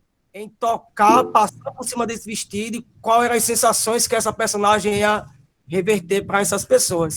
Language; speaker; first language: Portuguese; native; Portuguese